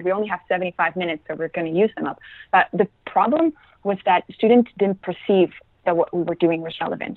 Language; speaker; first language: English; non-native, fluent; French